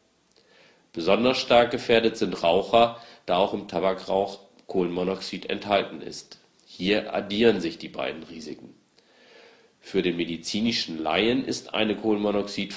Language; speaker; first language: German; native; German